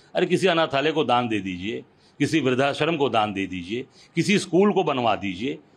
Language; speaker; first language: Hindi; native; Hindi